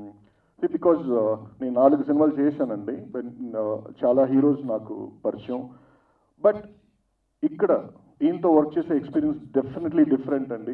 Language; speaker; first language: Telugu; non-native, fluent; Tamil